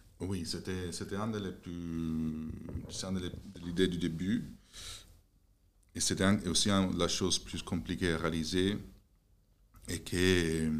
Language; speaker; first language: French; non-native, fluent; Italian